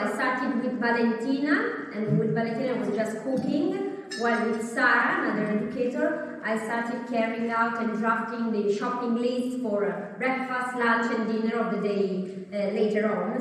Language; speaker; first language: English; non-native, fluent; Italian